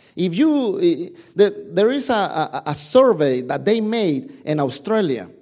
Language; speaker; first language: English; non-native, fluent; Spanish